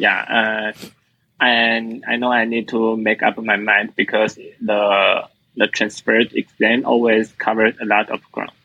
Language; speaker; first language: English; non-native, learner; Chinese